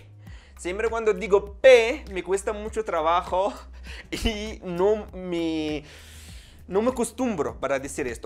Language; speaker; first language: Spanish; non-native, fluent; Arabic